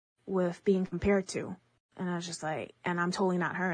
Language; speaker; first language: English; early bilingual, other home language; Chinese